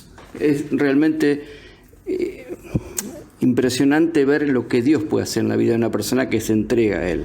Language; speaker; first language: Spanish; native; Spanish